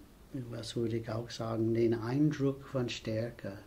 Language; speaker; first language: German; non-native, fluent; English